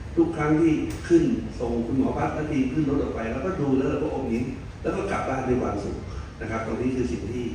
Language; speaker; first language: Thai; native; Thai